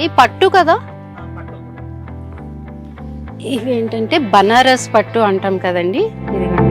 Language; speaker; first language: Telugu; native; Telugu